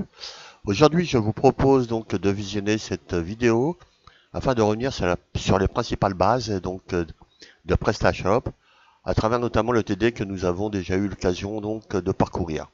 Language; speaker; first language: French; native; French